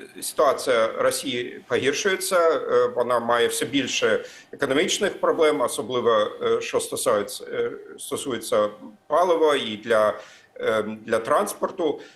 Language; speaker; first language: Ukrainian; non-native, fluent; German